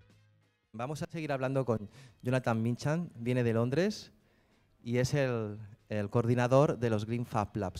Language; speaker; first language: Spanish; native; Spanish